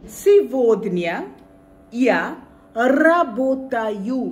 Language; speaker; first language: Russian; non-native, fluent; Bangla